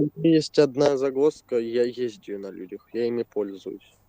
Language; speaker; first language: Russian; native; Russian